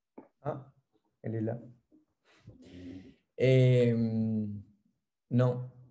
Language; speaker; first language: French; non-native, fluent; Spanish